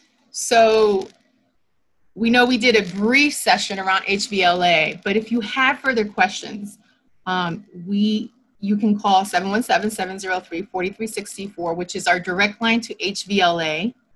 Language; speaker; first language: English; native; English